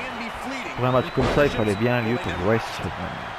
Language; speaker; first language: French; native; French